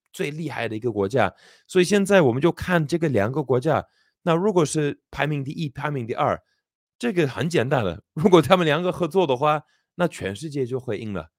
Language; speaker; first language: Chinese; non-native, fluent; English